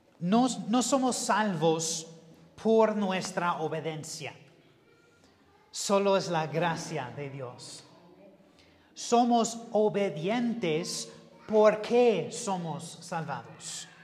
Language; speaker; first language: Spanish; non-native, learner; English